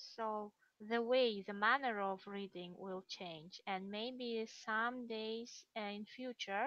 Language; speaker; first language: English; non-native, fluent; Russian